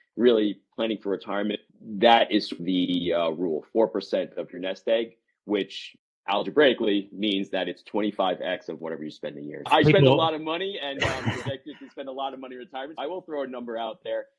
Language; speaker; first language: English; native; English